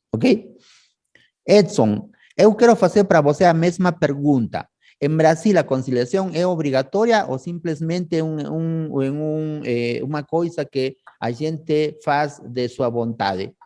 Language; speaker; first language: Portuguese; non-native, learner; Spanish